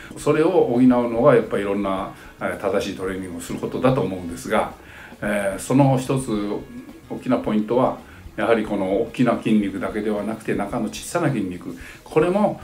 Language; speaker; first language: Japanese; native; Japanese